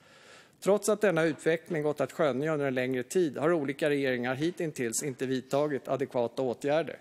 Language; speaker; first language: Swedish; native; Swedish